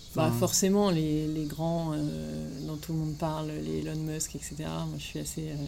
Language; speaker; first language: French; native; French